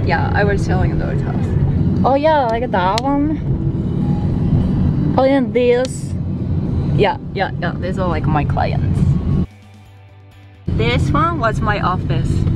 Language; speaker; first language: English; non-native, fluent; Japanese